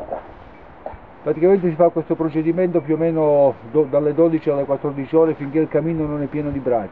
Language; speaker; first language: Italian; native; Italian